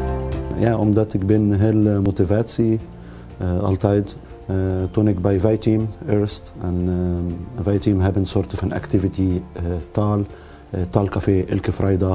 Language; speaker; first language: Dutch; non-native, learner; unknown